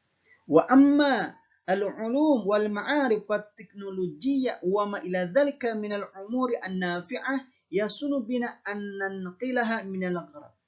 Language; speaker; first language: Arabic; non-native, fluent; Indonesian